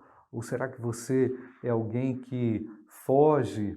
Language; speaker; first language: Portuguese; native; Portuguese